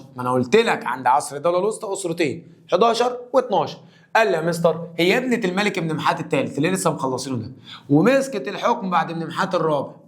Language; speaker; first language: Arabic; native; Arabic